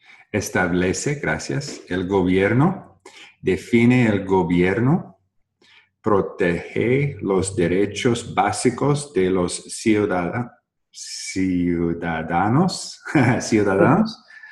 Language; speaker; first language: Spanish; non-native, learner; English